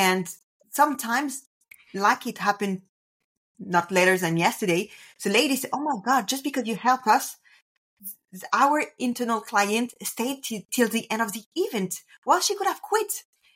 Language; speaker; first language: English; non-native, fluent; French